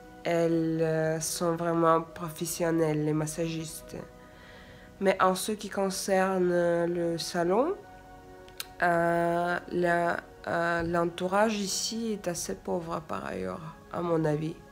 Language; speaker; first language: French; non-native, fluent; Russian